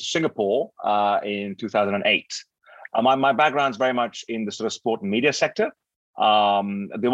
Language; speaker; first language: English; non-native, local second language; Hindi